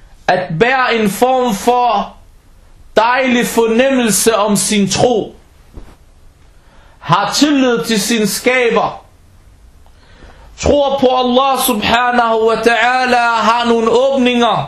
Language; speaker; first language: Danish; early bilingual, other home language; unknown